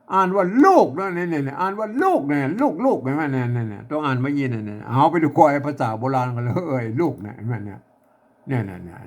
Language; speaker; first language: Thai; native; Thai